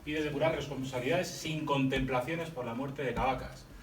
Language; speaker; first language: Spanish; native; Spanish